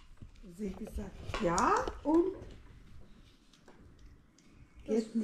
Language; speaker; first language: German; early bilingual, heritage; Bosnian